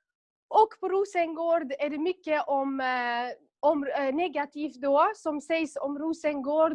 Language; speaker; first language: Swedish; non-native, local second language; Kurdish